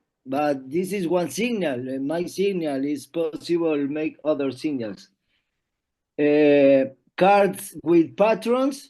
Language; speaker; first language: English; non-native, learner; Spanish